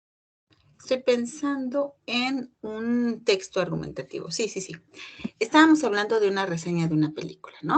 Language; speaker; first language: Spanish; native; Spanish